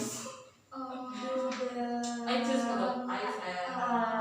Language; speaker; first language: English; non-native, learner; Indonesian